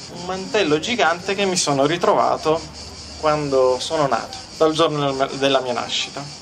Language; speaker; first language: Italian; native; Italian